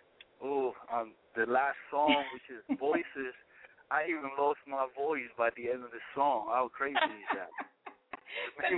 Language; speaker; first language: English; non-native, fluent; Spanish